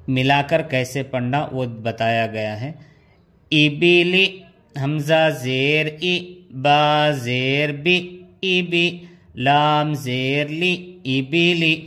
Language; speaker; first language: Urdu; native; Urdu